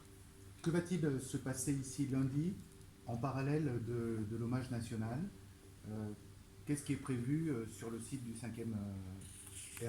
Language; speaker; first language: French; native; French